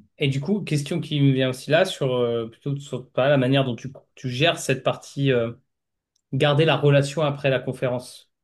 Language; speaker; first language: French; native; French